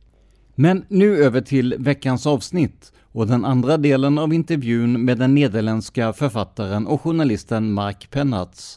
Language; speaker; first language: Swedish; native; Swedish